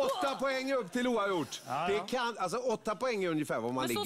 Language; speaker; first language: Swedish; native; Swedish